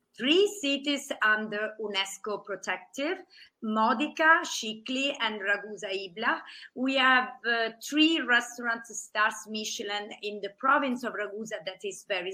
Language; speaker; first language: English; non-native, fluent; Italian